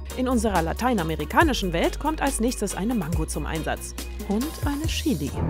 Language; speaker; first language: German; native; German